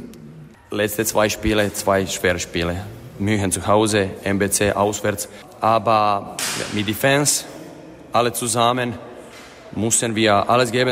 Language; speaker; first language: German; non-native, fluent; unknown